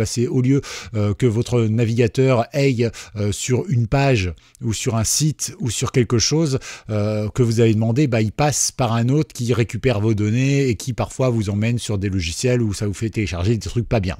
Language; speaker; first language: French; native; French